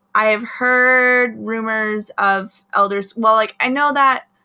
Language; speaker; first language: English; native; English